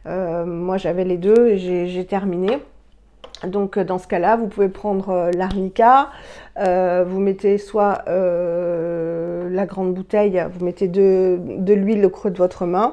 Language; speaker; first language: French; native; French